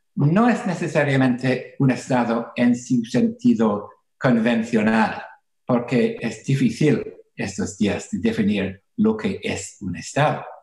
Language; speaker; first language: Spanish; non-native, fluent; English